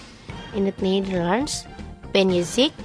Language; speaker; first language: Dutch; non-native, fluent; Indonesian